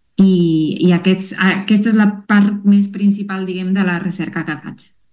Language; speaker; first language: Catalan; non-native, fluent; Spanish